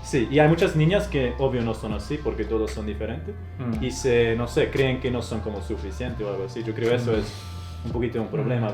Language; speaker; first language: Spanish; non-native, fluent; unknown